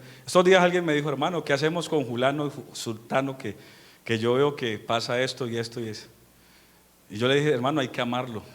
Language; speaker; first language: Spanish; native; Spanish